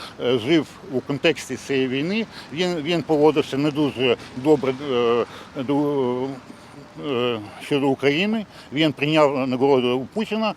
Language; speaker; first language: Ukrainian; non-native, local second language; Russian